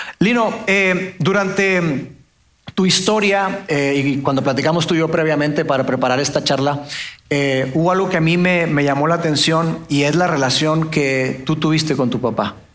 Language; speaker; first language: Spanish; native; Spanish